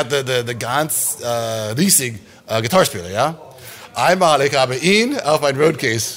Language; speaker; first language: German; non-native, learner; English